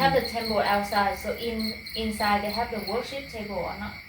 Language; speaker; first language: English; non-native, fluent; Vietnamese